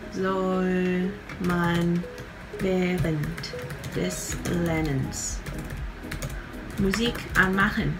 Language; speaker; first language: German; non-native, fluent; Vietnamese